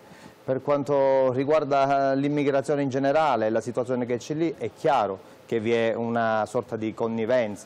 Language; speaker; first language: Italian; native; Italian